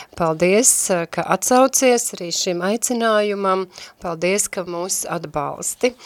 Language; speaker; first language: Latvian; native; Latvian